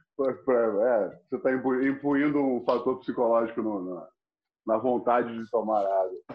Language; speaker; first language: Portuguese; non-native, fluent; English